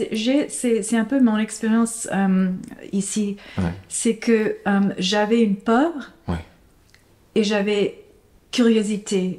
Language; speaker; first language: French; non-native, fluent; English